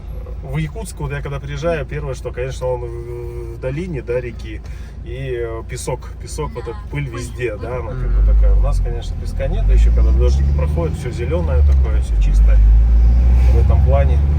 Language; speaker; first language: Russian; native; Russian